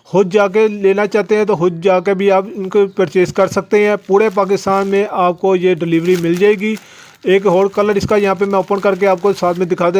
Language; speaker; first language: Hindi; non-native, local second language; Punjabi